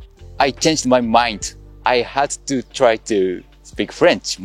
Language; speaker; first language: English; non-native, learner; Japanese